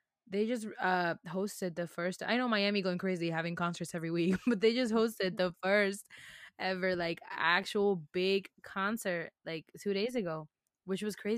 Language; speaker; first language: English; early bilingual, other home language; Spanish